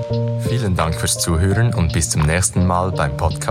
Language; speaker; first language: German; native; German